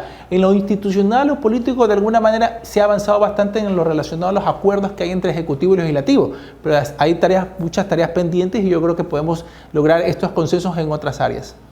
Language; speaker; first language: Spanish; native; Spanish